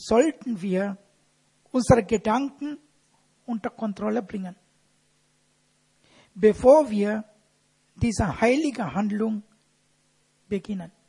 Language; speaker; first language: German; non-native, fluent; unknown